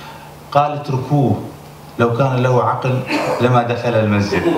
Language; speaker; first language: Arabic; native; Arabic